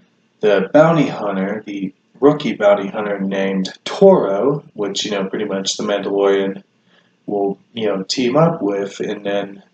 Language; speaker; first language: English; native; English